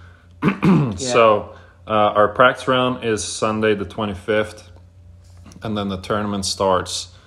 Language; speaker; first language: English; non-native, fluent; Norwegian